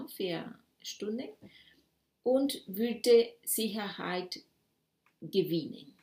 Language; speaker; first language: German; non-native, fluent; Spanish